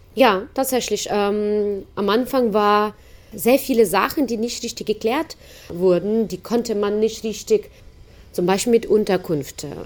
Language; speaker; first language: German; non-native, fluent; Ukrainian